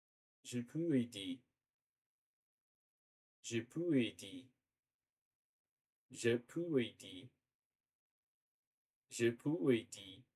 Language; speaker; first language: French; non-native, learner; Portuguese